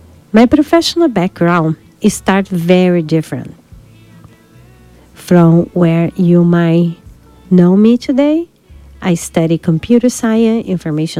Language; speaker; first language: English; non-native, fluent; Portuguese